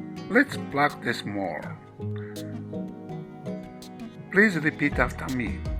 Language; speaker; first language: English; non-native, fluent; Japanese